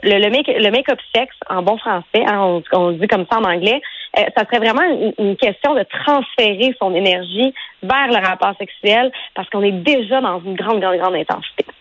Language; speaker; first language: French; native; French